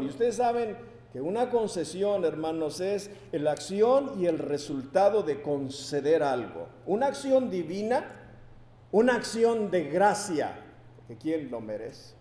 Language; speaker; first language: Spanish; native; Spanish